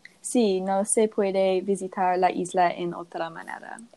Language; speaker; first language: Spanish; non-native, learner; English